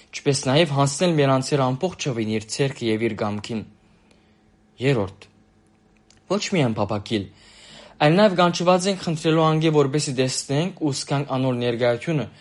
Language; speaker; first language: Armenian; native; Armenian